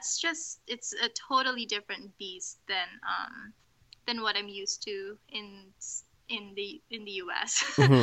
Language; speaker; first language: English; non-native, local second language; Filipino